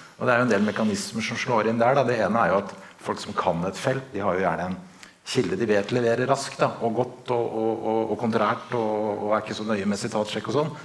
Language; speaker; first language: Norwegian; native; Norwegian